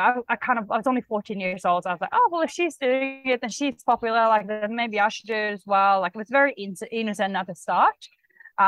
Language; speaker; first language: English; non-native, fluent; Swedish